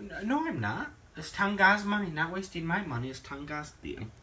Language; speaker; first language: English; native; English